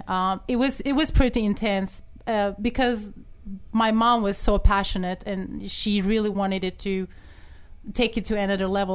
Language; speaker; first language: English; non-native, fluent; Turkish